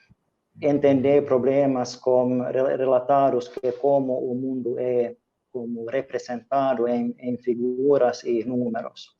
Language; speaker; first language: Portuguese; non-native, fluent; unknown